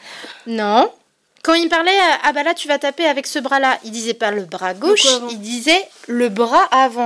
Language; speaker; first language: French; native; French